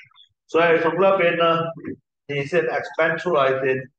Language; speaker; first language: Chinese; native; Chinese